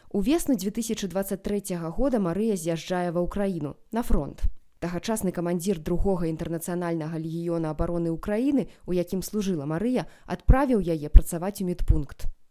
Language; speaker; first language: Belarusian; native; Belarusian